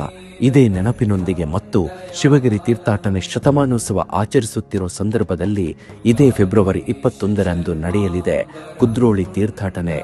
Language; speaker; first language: Kannada; native; Kannada